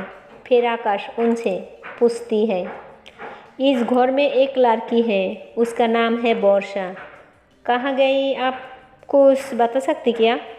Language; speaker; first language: Hindi; non-native, local second language; Bangla